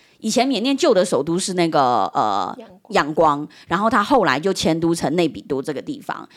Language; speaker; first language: Chinese; early bilingual, heritage; Chinese